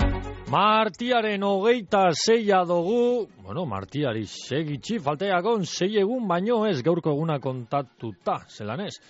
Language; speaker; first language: Basque; native; Basque